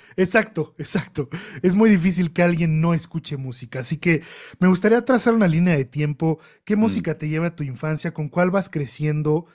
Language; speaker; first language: Spanish; native; Spanish